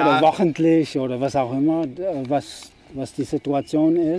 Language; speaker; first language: German; non-native, fluent; English